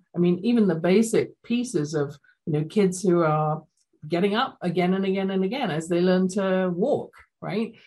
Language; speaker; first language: English; native; English